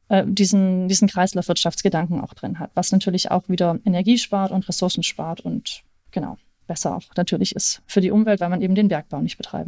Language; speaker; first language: German; native; German